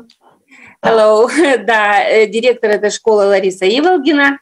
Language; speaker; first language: Russian; native; Russian